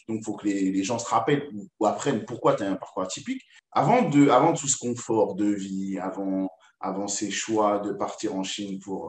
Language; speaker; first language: French; native; French